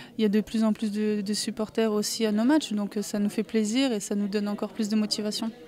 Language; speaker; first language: French; native; French